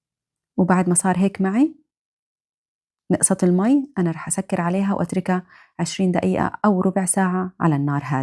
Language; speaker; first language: Arabic; native; Arabic